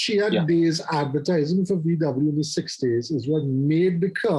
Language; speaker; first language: English; native; English